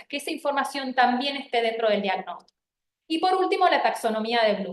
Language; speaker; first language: Spanish; native; Spanish